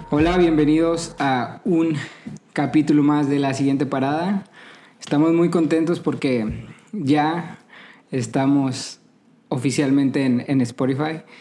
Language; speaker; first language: Spanish; native; Spanish